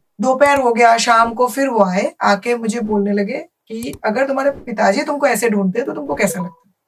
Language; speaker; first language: Hindi; non-native, local second language; Bangla